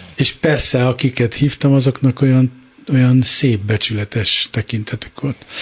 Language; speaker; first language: Hungarian; native; Hungarian